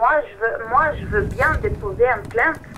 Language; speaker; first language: French; non-native, fluent; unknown